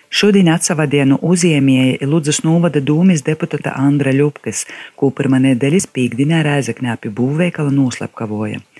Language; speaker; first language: Latvian; native; Latvian